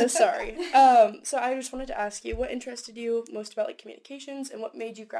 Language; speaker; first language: English; native; English